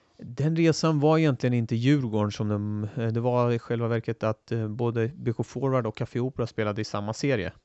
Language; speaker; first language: Swedish; early bilingual, other home language; Turoyo